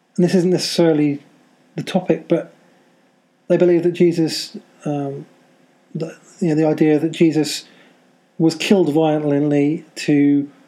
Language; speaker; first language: English; native; English